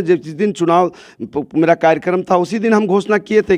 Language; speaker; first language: Hindi; native; Hindi